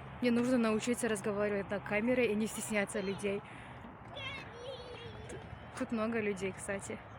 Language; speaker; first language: Russian; non-native, local second language; Kyrgyz